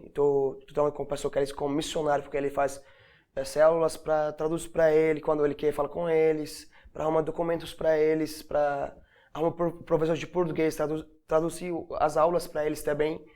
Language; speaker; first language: Portuguese; non-native, learner; Arabic